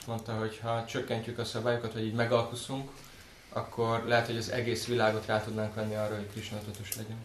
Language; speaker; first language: Hungarian; native; Hungarian